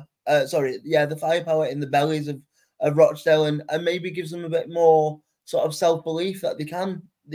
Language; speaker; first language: English; native; English